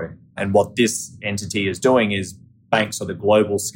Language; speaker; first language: English; native; English